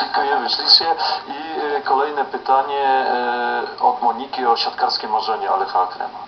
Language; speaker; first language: Polish; native; Polish